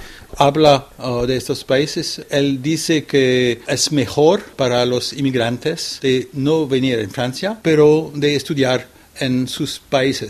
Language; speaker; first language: Spanish; non-native, fluent; French